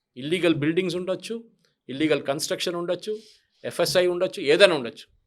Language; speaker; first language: Telugu; non-native, local second language; Malayalam